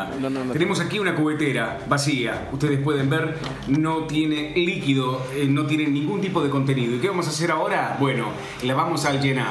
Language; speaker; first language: Spanish; native; Spanish